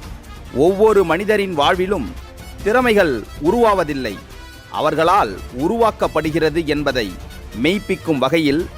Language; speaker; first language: Tamil; native; Tamil